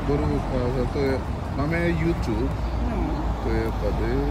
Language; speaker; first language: Czech; non-native, learner; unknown